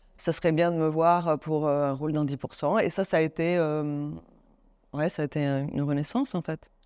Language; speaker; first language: French; native; French